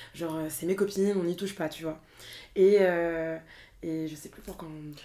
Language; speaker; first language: French; native; French